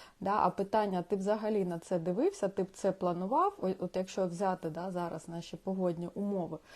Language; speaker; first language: Ukrainian; non-native, local second language; Russian